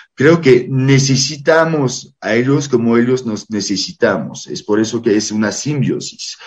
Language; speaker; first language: Spanish; non-native, fluent; French